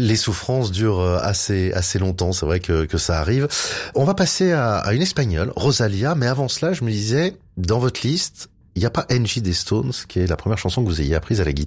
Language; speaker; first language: French; native; French